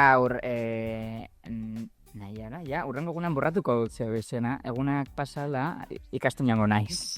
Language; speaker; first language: Basque; non-native, local second language; Spanish